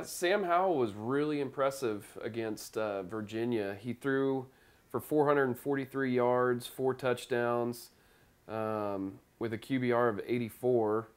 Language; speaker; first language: English; native; English